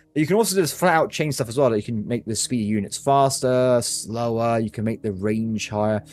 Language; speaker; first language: English; native; English